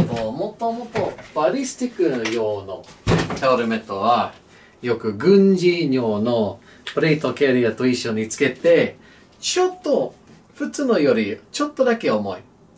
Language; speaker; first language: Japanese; non-native, learner; English